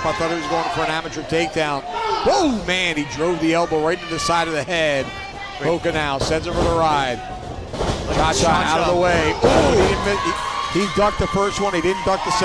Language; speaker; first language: English; native; English